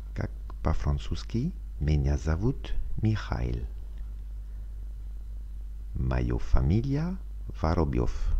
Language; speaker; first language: Russian; non-native, fluent; French